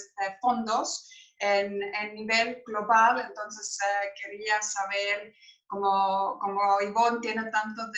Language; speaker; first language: Spanish; non-native, fluent; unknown